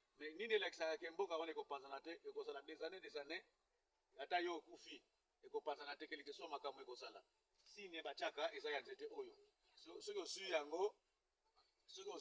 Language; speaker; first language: Lingala; non-native, local second language; Kongo